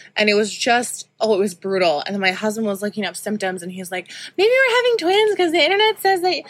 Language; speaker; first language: English; native; English